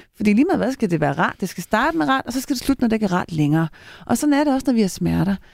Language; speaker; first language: Danish; native; Danish